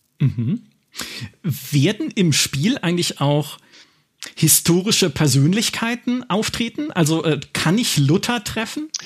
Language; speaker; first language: German; native; German